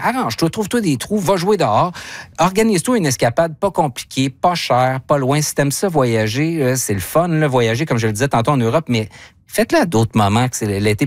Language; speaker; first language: French; native; French